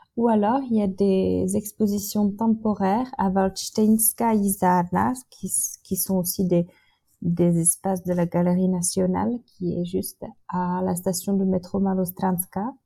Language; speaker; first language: French; non-native, fluent; Czech